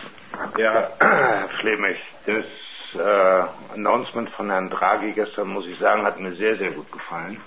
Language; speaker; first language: German; native; German